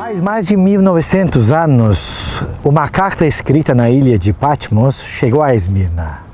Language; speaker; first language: Portuguese; non-native, fluent; Turkish